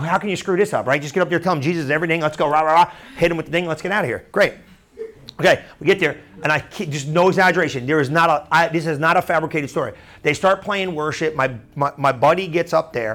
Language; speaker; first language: English; native; English